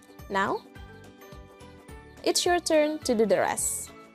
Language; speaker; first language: English; non-native, fluent; Indonesian